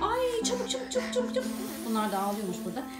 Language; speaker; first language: Turkish; native; Turkish